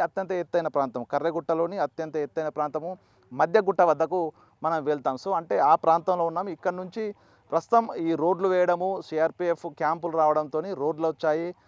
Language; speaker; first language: Telugu; native; Telugu